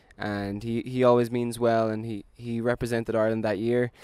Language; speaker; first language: English; native; English